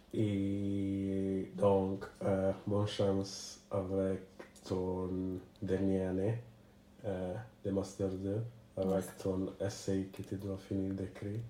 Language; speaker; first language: French; non-native, learner; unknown